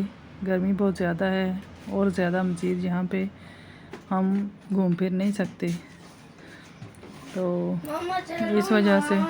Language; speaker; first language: Hindi; native; Hindi